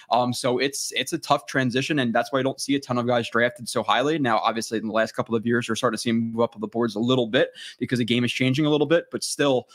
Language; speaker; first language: English; native; English